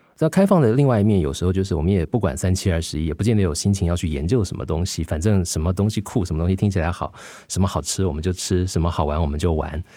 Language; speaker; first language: Chinese; native; Chinese